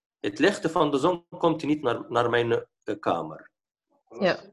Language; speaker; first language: Dutch; non-native, fluent; Arabic